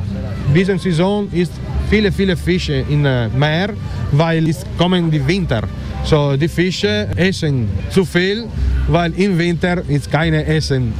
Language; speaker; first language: German; non-native, learner; Italian